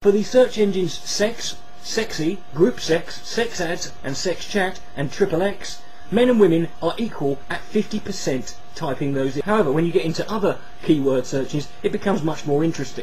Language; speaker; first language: English; native; English